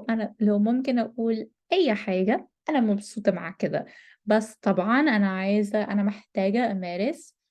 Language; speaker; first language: Arabic; non-native, learner; English